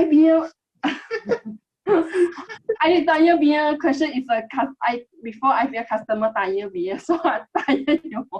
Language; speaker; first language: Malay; non-native, local second language; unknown